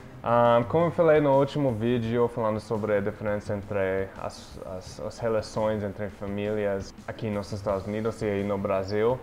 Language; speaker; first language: Portuguese; non-native, fluent; English